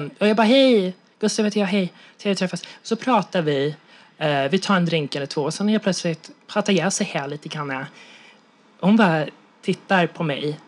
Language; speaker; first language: Swedish; native; Swedish